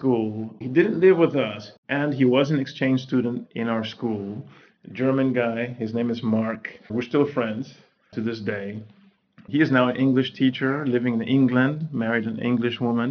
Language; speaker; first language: English; non-native, fluent; Spanish